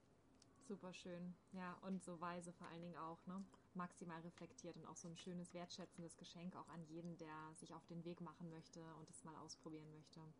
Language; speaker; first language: German; native; German